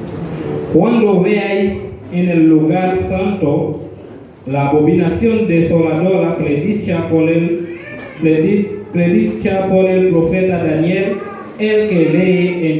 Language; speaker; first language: Spanish; non-native, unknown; Haitian Creole